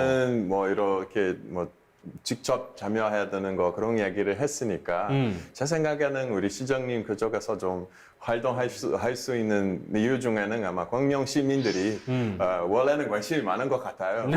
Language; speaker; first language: Korean; non-native, fluent; Portuguese